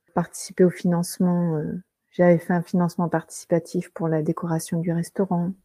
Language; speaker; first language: French; native; French